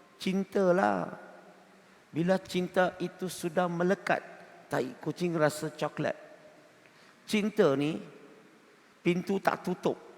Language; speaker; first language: Malay; non-native, local second language; Chinese